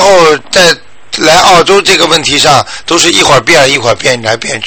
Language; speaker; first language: Chinese; native; Chinese